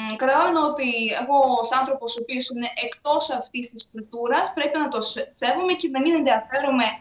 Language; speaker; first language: Greek; non-native, fluent; Ukrainian